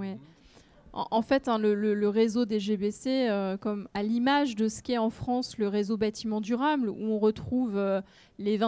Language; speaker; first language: French; native; French